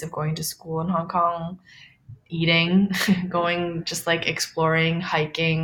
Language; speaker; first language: English; non-native, local second language; Cantonese